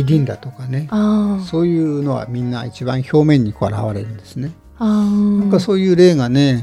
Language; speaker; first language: Japanese; native; Japanese